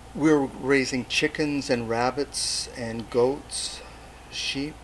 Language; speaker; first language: English; native; English